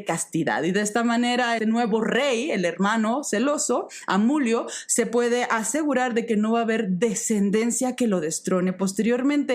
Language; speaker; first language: Spanish; native; Spanish